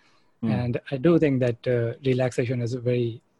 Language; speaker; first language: English; non-native, local second language; Gujarati